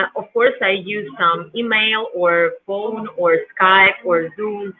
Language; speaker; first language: English; non-native, learner; Ukrainian